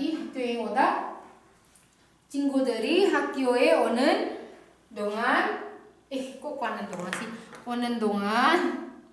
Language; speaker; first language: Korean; non-native, fluent; Indonesian